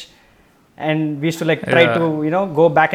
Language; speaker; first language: English; non-native, local second language; Kannada